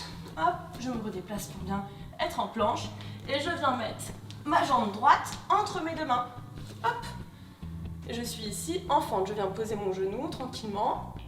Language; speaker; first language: French; native; French